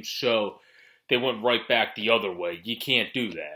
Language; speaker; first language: English; native; English